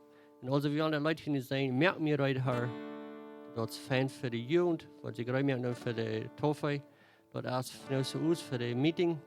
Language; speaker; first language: German; non-native, learner; Plautdietsch